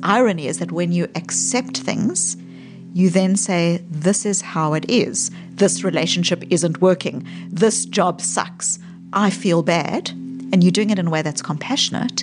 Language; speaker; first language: English; native; English